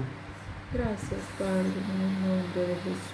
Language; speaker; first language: Spanish; native; Spanish